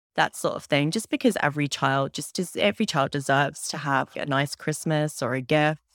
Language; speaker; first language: English; native; English